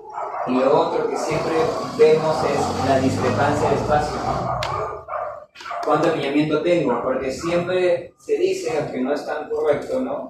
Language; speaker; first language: Spanish; native; Spanish